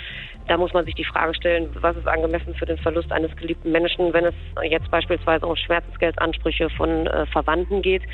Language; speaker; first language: German; native; German